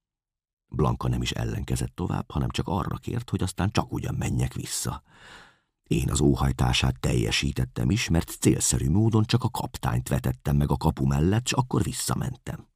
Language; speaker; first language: Hungarian; native; Hungarian